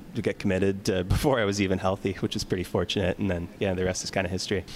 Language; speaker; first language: English; native; English